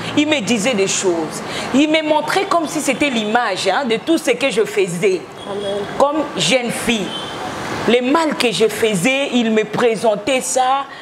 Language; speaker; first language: French; non-native, local second language; Lingala